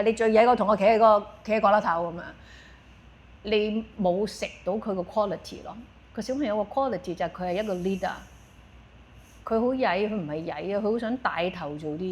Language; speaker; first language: Cantonese; native; Cantonese